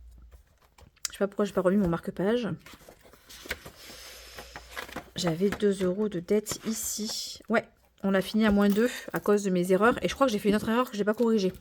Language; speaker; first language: French; native; French